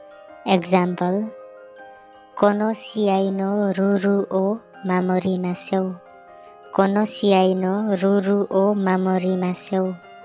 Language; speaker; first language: Japanese; non-native, learner; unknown